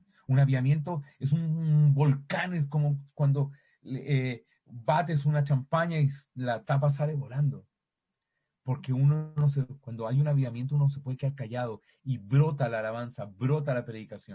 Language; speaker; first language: Spanish; native; Spanish